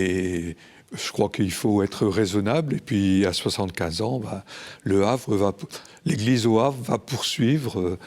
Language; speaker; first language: French; native; French